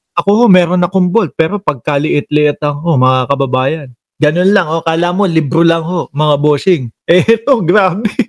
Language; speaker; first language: Filipino; non-native, local second language; Cebuano